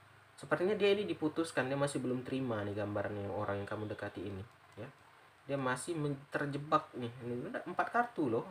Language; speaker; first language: Indonesian; native; Indonesian